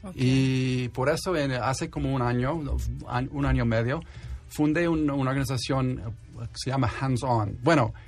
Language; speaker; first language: Spanish; non-native, fluent; English